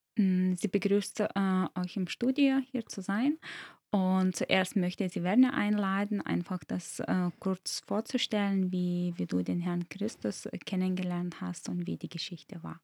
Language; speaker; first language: German; non-native, fluent; Lithuanian